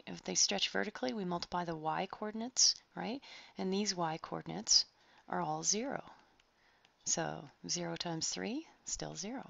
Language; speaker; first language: English; native; English